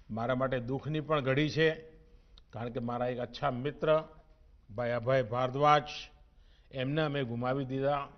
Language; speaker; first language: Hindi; non-native, local second language; Gujarati